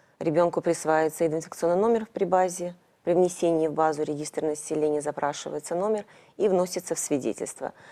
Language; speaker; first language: Russian; native; Russian